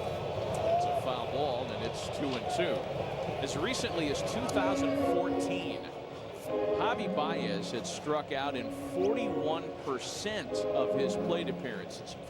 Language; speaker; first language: English; native; English